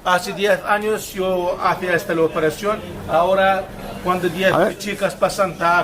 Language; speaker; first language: Spanish; non-native, learner; Turkish